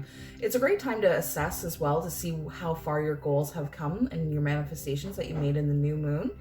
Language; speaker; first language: English; native; English